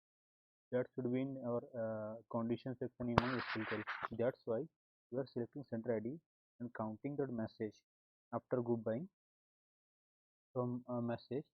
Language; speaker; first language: English; non-native, local second language; Hindi